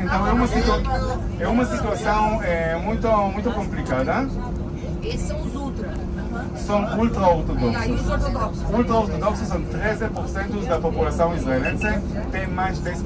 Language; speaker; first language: Portuguese; non-native, fluent; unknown